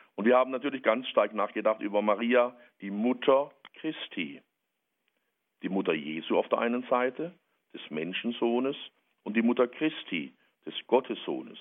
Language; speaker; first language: German; native; German